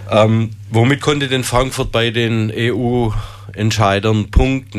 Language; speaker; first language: German; native; German